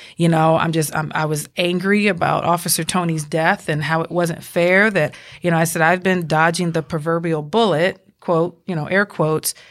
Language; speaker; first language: English; native; English